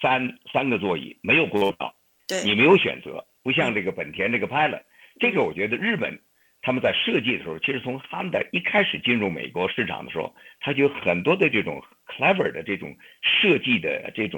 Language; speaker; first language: Chinese; native; Chinese